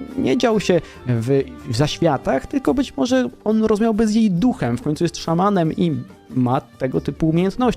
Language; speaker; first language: Polish; native; Polish